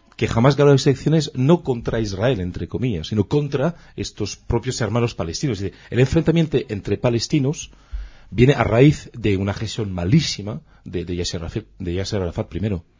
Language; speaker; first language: Spanish; non-native, fluent; French